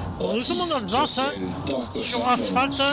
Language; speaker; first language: French; native; French